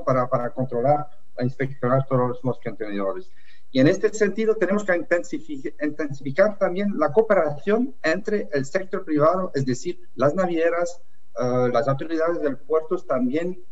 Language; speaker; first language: Spanish; non-native, fluent; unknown